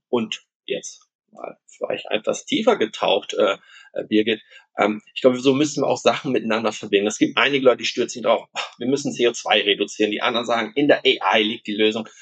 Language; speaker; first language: German; non-native, local second language; Low German